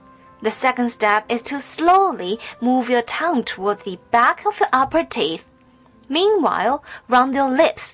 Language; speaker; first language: English; non-native, fluent; Chinese